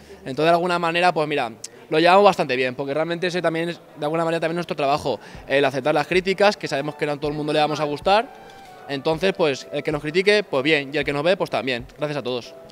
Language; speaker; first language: Spanish; native; Spanish